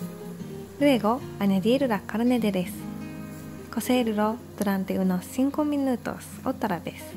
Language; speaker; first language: Spanish; non-native, fluent; Japanese